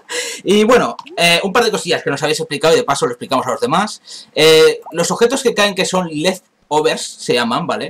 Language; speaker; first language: Spanish; native; Spanish